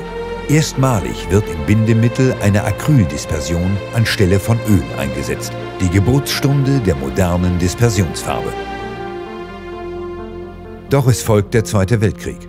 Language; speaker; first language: German; native; German